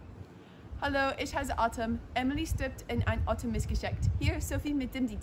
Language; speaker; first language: German; non-native, learner; English